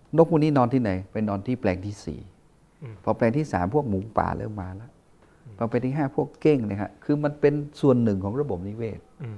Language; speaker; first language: Thai; non-native, local second language; Karen languages